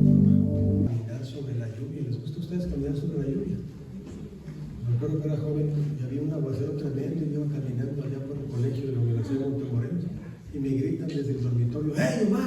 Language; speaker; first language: Spanish; native; Spanish